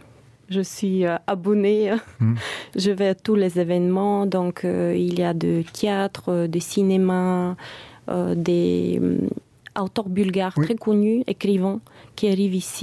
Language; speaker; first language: French; non-native, fluent; Bulgarian